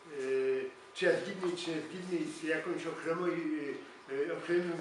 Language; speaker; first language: Polish; non-native, learner; Ukrainian